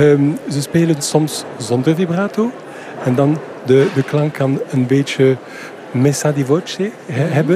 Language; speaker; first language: Dutch; non-native, fluent; French